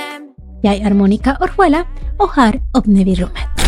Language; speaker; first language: Norwegian; non-native, fluent; Spanish